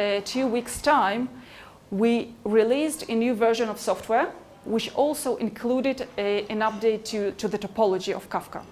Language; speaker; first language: English; non-native, fluent; Hebrew